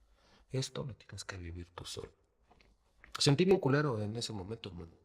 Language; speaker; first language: Spanish; native; Spanish